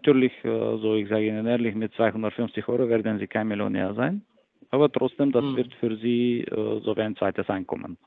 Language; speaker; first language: German; non-native, fluent; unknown